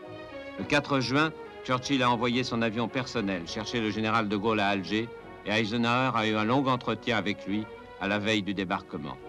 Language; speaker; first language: French; native; French